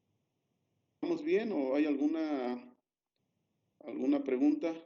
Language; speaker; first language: Spanish; native; Spanish